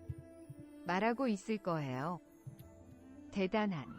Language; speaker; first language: Korean; non-native, learner; English